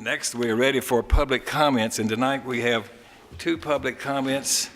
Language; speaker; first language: English; native; English